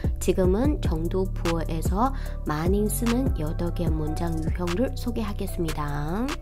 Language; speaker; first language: Korean; non-native, fluent; Chinese